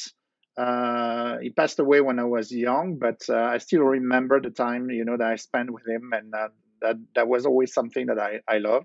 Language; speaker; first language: English; non-native, fluent; French